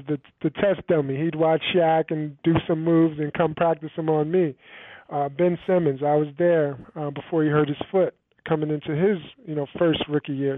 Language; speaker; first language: English; native; English